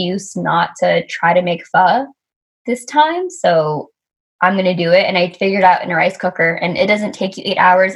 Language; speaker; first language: English; native; English